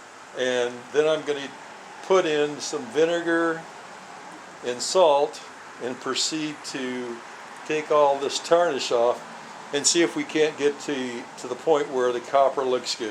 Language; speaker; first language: English; native; English